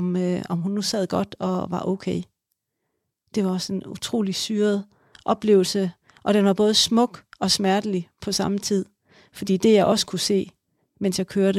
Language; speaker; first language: Danish; native; Danish